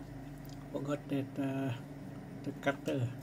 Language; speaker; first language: English; non-native, fluent; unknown